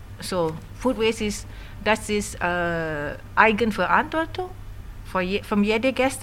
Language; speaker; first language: German; non-native, learner; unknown